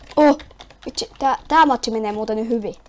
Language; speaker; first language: Finnish; native; Finnish